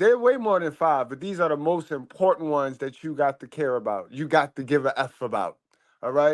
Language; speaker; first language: English; native; English